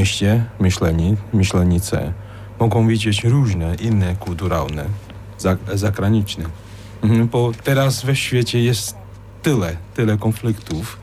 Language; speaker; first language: Polish; non-native, fluent; Chinese